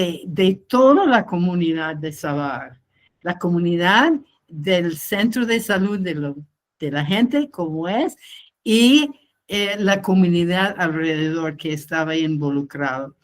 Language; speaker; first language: Spanish; non-native, fluent; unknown